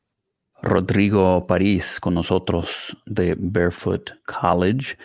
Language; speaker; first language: Spanish; non-native, fluent; English